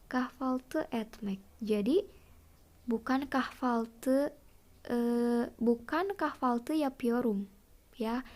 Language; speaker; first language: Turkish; non-native, fluent; Indonesian